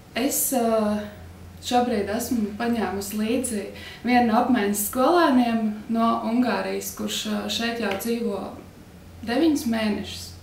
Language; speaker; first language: Latvian; native; Latvian